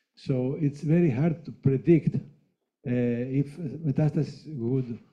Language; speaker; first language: English; non-native, fluent; Greek